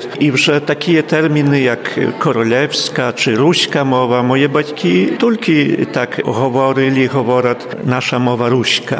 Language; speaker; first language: Polish; non-native, local second language; Ukrainian